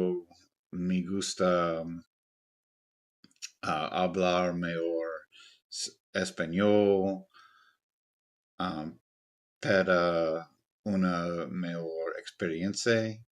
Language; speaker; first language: Spanish; non-native, learner; English